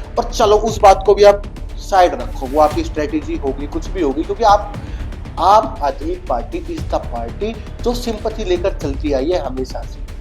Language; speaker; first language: Hindi; native; Hindi